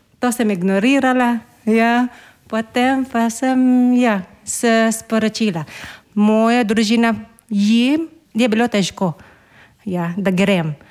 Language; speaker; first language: Slovenian; non-native, learner; Filipino